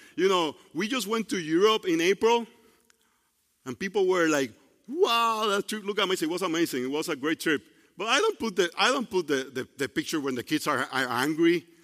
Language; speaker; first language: English; non-native, fluent; Spanish